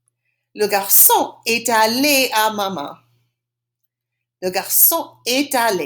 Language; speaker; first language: French; non-native, fluent; English